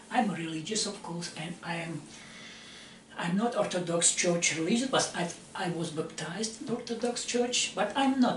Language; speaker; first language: English; non-native, learner; Russian